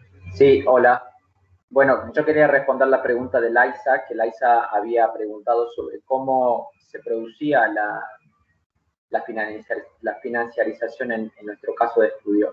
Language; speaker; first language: Spanish; native; Spanish